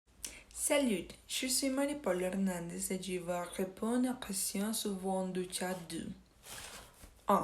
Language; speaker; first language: French; non-native, learner; Spanish